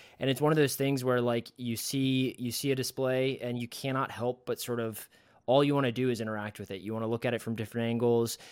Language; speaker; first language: English; native; English